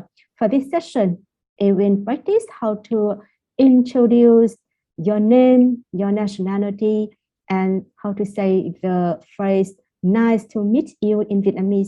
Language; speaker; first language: English; non-native, fluent; Vietnamese